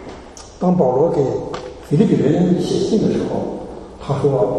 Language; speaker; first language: Finnish; non-native, learner; Chinese